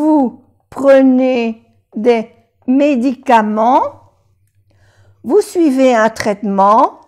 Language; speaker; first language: French; non-native, fluent; Spanish